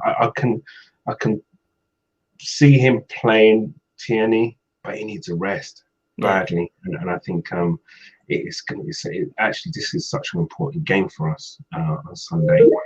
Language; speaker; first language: English; native; English